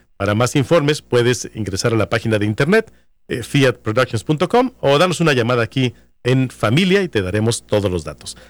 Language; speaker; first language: Spanish; native; Spanish